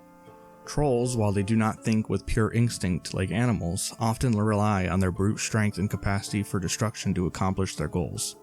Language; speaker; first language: English; native; English